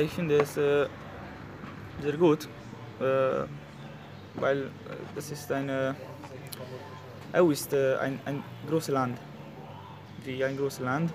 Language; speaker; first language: German; non-native, learner; Hungarian